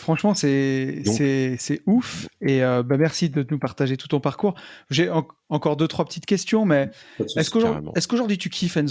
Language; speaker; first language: French; native; French